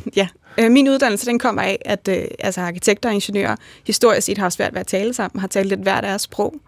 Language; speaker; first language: Danish; native; Danish